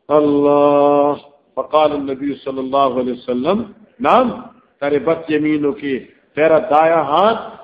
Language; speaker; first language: Urdu; non-native, local second language; Northern Hindko